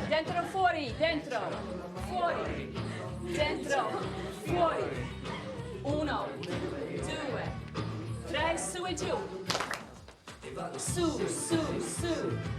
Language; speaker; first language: Italian; non-native, fluent; English